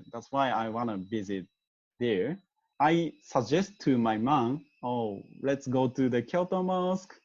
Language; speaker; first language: English; non-native, learner; Japanese